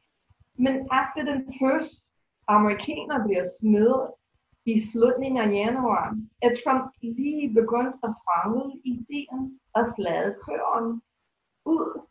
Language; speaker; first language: Danish; non-native, fluent; English